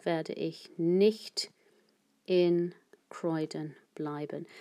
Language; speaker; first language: German; non-native, fluent; English